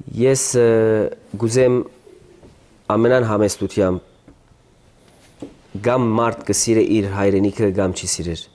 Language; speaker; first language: Armenian; early bilingual, heritage; Armenian